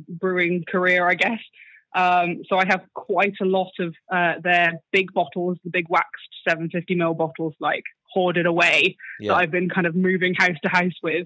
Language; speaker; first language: English; native; English